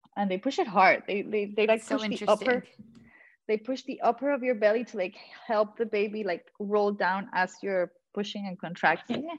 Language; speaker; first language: English; non-native, fluent; Spanish